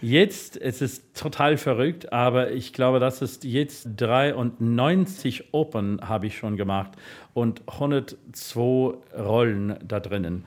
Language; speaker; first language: German; non-native, fluent; English